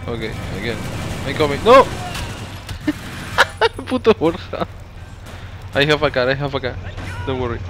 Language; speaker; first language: English; non-native, learner; Spanish